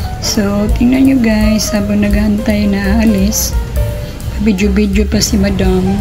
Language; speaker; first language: Filipino; non-native, local second language; Cebuano